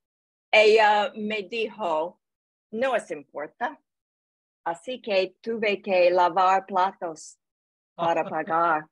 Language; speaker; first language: Spanish; non-native, learner; English